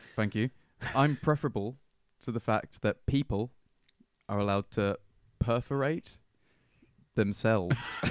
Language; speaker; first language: English; native; English